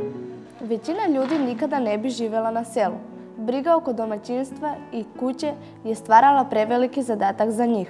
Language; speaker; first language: Serbian; native; Serbian